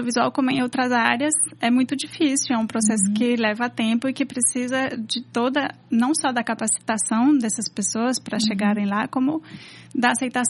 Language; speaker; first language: Portuguese; non-native, fluent; French